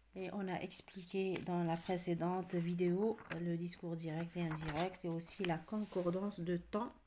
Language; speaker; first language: French; non-native, local second language; Arabic